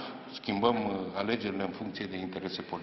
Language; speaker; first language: Romanian; native; Romanian